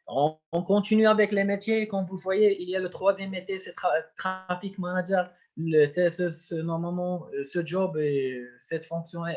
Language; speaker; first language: French; non-native, local second language; Arabic